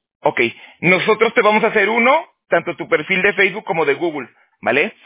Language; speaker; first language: Spanish; native; Spanish